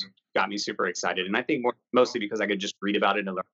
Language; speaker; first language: English; native; English